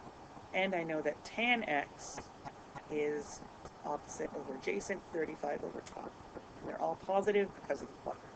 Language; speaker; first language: English; native; English